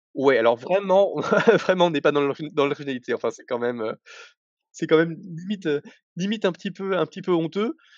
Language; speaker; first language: French; native; French